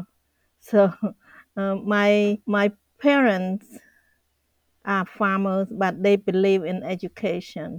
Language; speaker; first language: English; non-native, fluent; Khmer